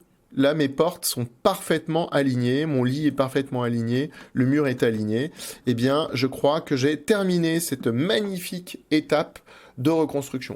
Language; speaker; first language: French; native; French